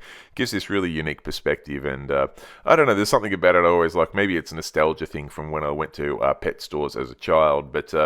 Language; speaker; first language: English; native; English